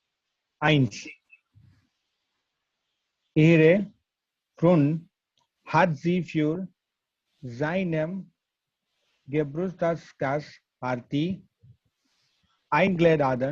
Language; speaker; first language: German; non-native, learner; Gujarati